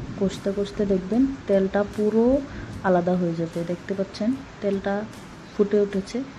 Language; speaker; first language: Bangla; non-native, local second language; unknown